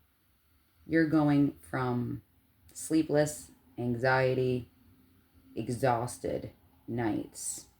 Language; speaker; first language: English; native; English